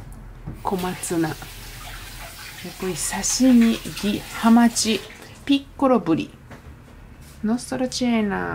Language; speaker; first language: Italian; non-native, learner; Japanese